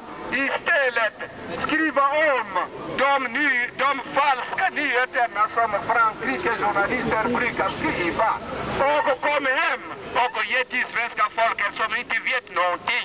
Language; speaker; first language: Swedish; non-native, learner; French